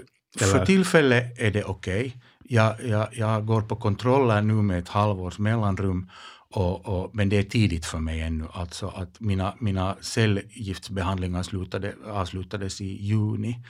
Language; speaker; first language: Swedish; non-native, local second language; Finnish